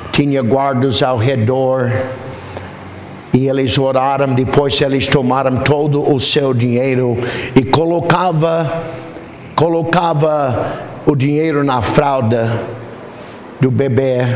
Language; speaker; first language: Portuguese; non-native, fluent; English